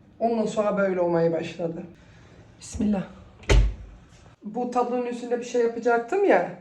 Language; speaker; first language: Turkish; early bilingual, heritage; Turkish